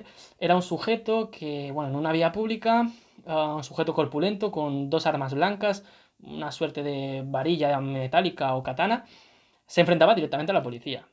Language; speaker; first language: Spanish; native; Spanish